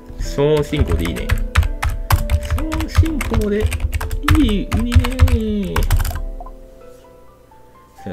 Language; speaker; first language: Japanese; native; Japanese